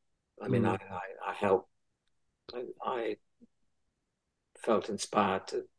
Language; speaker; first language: English; native; English